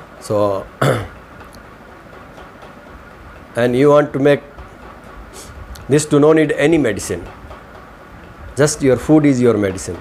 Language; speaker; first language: English; non-native, learner; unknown